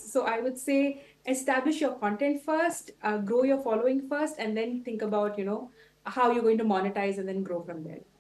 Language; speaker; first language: English; non-native, local second language; Tulu